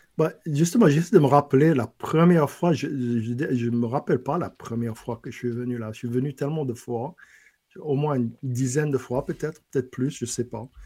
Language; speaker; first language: French; non-native, local second language; English